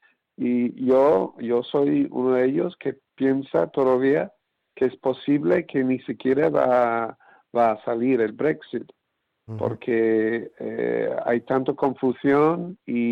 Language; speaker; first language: Spanish; non-native, fluent; English